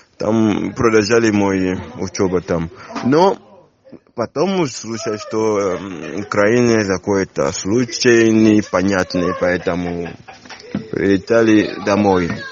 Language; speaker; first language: Russian; non-native, learner; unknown